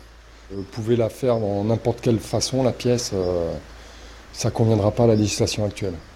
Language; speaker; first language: French; native; French